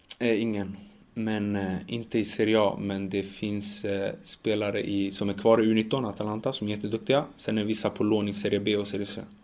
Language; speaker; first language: Swedish; early bilingual, other home language; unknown